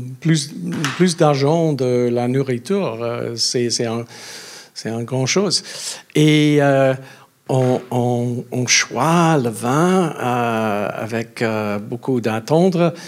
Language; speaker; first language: French; non-native, learner; English